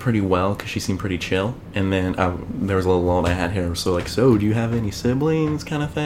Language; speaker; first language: English; native; English